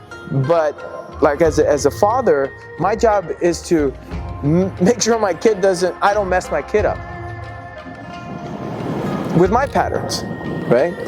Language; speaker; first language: English; native; English